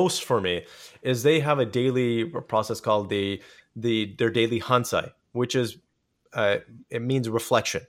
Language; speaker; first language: English; native; English